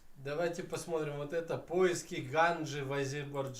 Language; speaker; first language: Russian; native; Russian